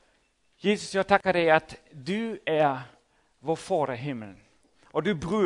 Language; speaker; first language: Swedish; non-native, fluent; German